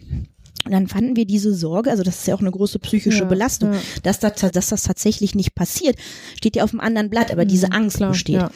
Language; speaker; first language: German; native; German